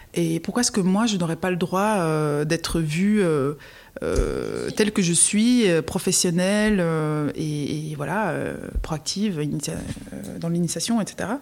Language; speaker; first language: French; native; French